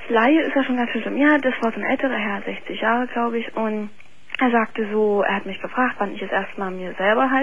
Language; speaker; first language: German; native; German